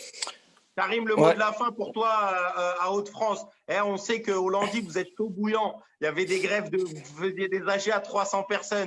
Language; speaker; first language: French; native; French